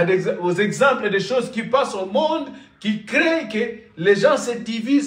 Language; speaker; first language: French; non-native, local second language; Lingala